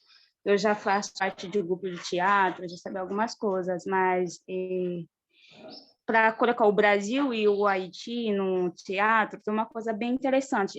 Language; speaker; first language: Portuguese; non-native, fluent; Haitian Creole